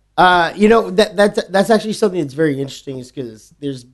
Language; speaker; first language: English; native; English